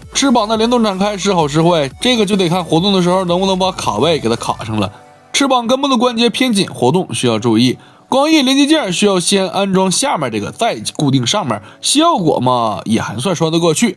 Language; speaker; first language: Chinese; native; Chinese